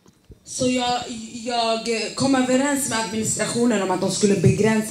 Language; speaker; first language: Swedish; non-native, fluent; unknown